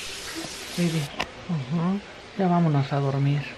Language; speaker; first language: Spanish; native; Spanish